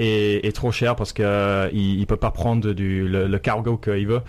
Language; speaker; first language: French; non-native, fluent; English